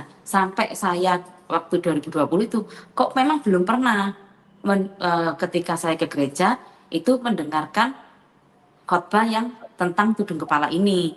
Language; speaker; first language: Indonesian; native; Indonesian